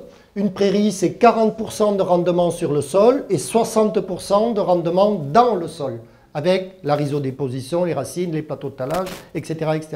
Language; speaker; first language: French; early bilingual, other home language; German